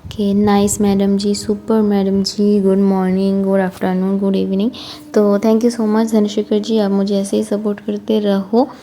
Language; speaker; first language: Hindi; non-native, local second language; Bangla